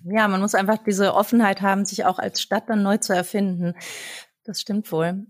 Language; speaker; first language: German; native; German